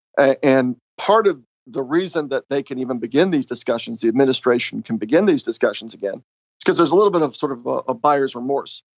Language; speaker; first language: English; native; English